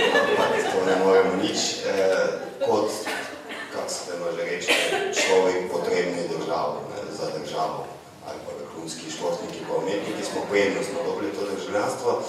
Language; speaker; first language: Slovenian; non-native, fluent; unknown